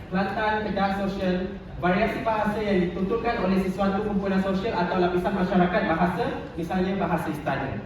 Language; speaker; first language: Malay; native; Malay